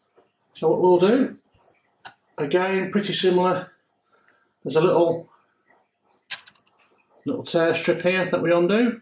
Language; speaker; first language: English; native; English